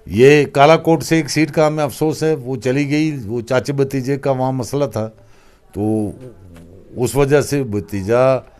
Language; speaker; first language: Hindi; non-native, local second language; Kashmiri